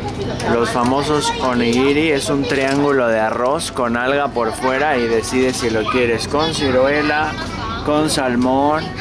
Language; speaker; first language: Spanish; native; Spanish